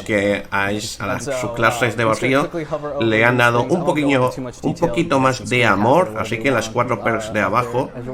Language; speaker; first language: Spanish; native; Spanish